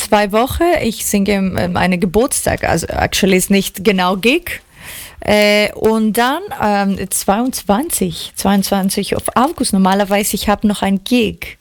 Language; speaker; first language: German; non-native, learner; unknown